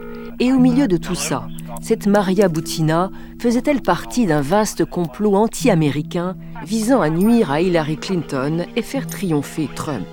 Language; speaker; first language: French; native; French